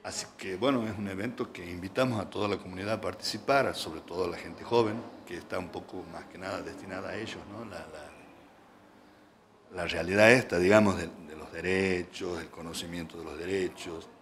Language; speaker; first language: Spanish; native; Spanish